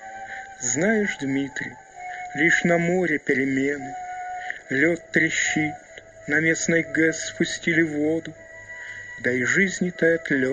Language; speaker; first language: Russian; native; Russian